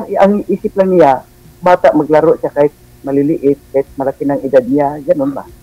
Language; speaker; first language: Filipino; non-native, local second language; Cebuano